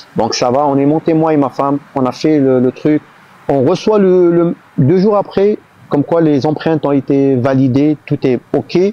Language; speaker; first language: French; non-native, local second language; Arabic